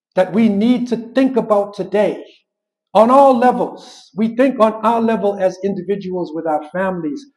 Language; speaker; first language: English; native; English